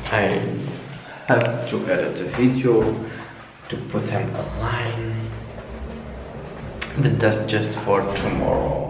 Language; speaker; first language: English; non-native, fluent; Dutch